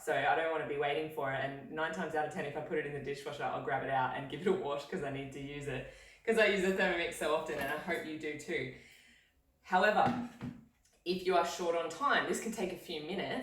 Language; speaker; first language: English; native; English